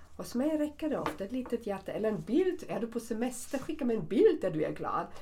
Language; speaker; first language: Swedish; early bilingual, other home language; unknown